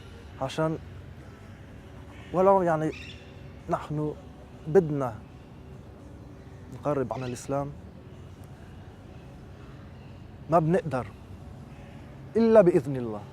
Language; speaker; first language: Arabic; non-native, fluent; French